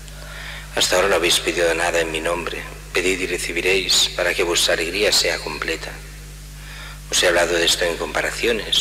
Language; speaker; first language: Spanish; native; Spanish